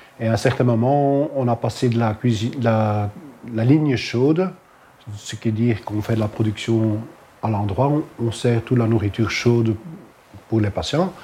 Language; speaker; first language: French; non-native, local second language; Dutch